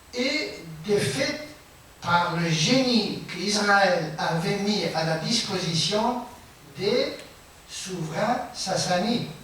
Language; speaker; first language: French; non-native, fluent; Persian